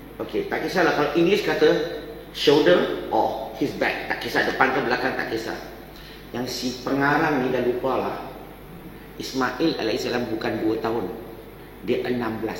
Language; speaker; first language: Malay; non-native, local second language; Chinese